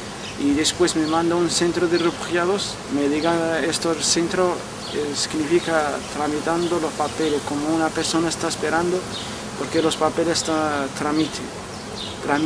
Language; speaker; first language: Spanish; non-native, fluent; Arabic